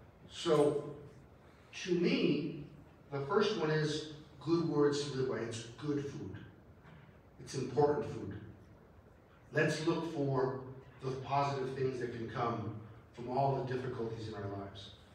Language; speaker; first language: English; early bilingual, other home language; Spanish